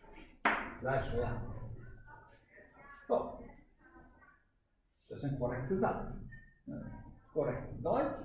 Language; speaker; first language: German; non-native, fluent; Hungarian